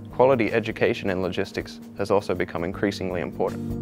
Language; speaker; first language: English; native; English